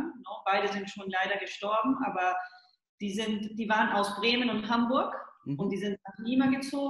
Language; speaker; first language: German; early bilingual, heritage; Spanish